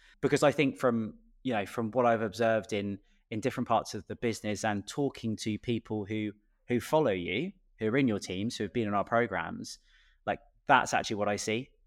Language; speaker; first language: English; native; English